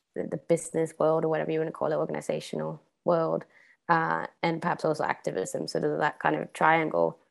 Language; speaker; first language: English; non-native, fluent; Swedish